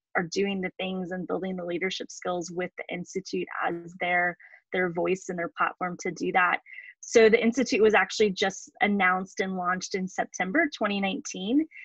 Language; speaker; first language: English; native; English